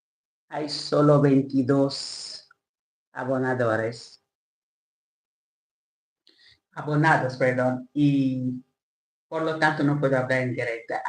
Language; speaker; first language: Spanish; non-native, learner; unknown